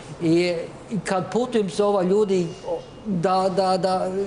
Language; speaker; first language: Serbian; non-native, learner; Norwegian